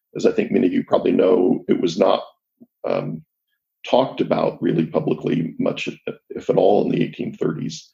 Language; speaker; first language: English; native; English